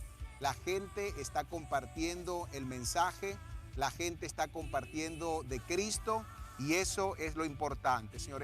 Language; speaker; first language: Spanish; native; Spanish